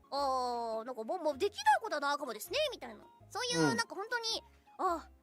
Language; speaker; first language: Japanese; native; Japanese